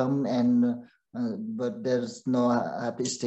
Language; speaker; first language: English; non-native, learner; Sherpa